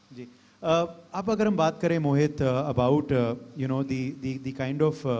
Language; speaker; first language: Hindi; native; Hindi